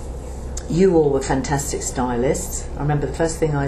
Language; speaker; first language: English; native; English